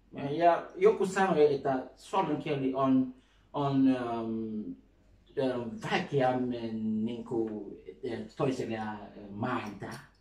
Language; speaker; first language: Finnish; non-native, learner; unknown